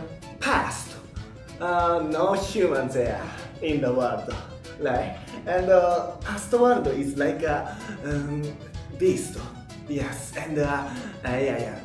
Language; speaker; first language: English; non-native, learner; Japanese